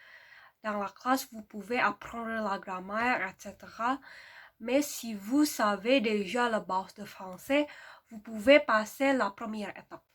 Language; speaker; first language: French; non-native, fluent; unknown